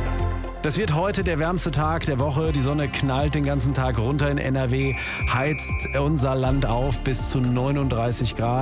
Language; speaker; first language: German; native; German